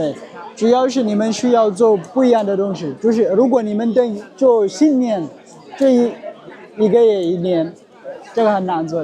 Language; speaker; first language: Chinese; non-native, learner; Amharic